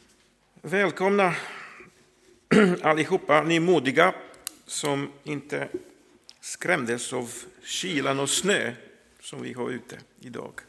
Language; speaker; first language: Swedish; non-native, fluent; Croatian